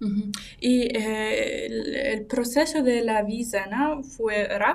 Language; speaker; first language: Spanish; non-native, fluent; Russian